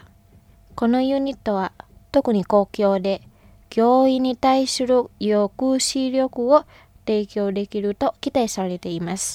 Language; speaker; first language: Japanese; non-native, fluent; Indonesian